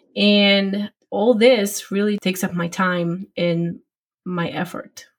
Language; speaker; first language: English; non-native, fluent; Polish